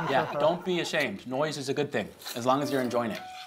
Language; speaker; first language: English; native; English